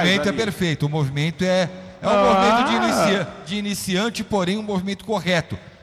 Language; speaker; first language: Portuguese; native; Portuguese